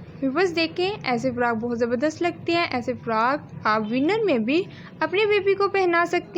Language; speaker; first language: Hindi; native; Hindi